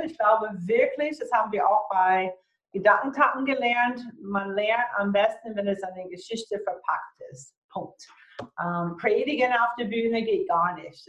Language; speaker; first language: German; non-native, fluent; English